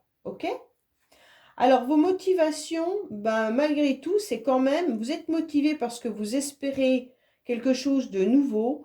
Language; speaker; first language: French; native; French